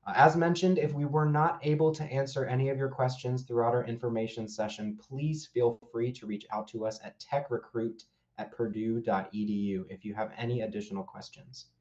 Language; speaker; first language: English; native; English